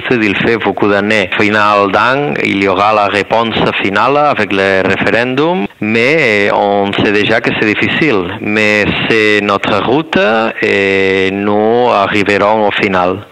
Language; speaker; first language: French; non-native, learner; Spanish